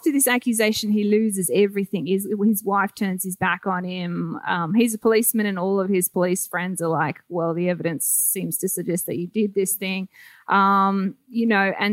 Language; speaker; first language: English; native; English